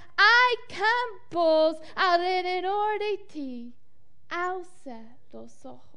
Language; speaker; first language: Spanish; non-native, fluent; English